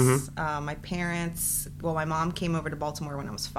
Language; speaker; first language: English; early bilingual, other home language; Spanish